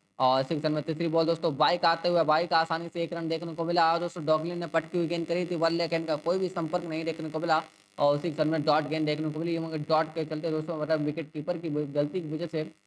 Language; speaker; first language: Hindi; native; Hindi